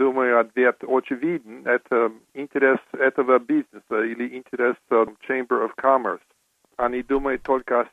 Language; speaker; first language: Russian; non-native, fluent; English